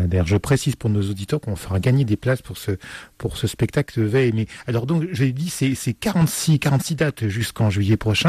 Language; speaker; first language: French; native; French